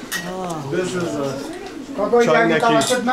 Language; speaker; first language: English; non-native, learner; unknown